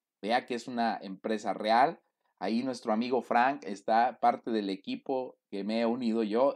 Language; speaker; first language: Spanish; native; Spanish